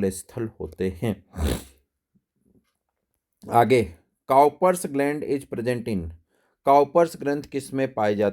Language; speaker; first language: Hindi; native; Hindi